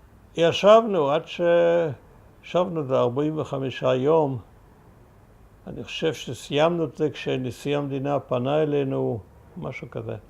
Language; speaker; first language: Hebrew; early bilingual, other home language; German